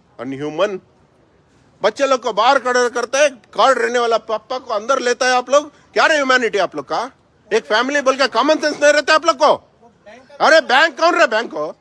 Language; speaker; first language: Hindi; non-native, local second language; Kannada